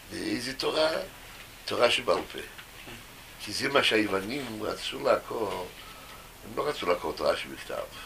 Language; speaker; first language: Hebrew; non-native, fluent; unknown